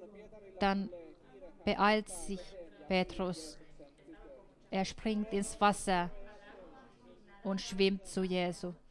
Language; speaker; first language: German; non-native, fluent; Finnish